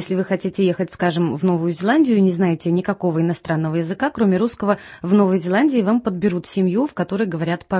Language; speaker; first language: Russian; native; Russian